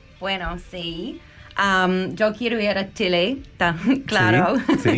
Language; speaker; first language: Spanish; non-native, learner; English